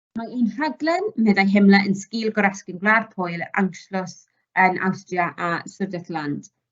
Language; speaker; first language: Welsh; native; Welsh